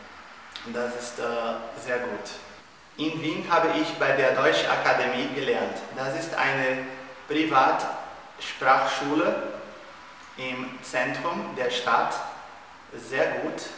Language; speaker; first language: German; non-native, learner; Portuguese